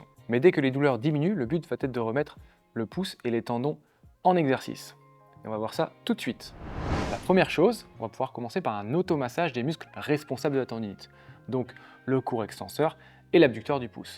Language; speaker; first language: French; native; French